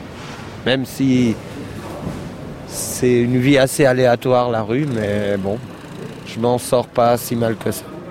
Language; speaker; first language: French; native; French